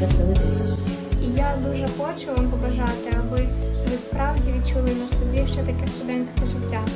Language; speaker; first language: Ukrainian; native; Ukrainian